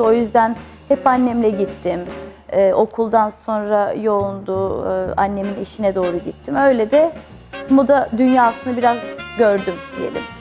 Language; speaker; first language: Turkish; early bilingual, heritage; Turkish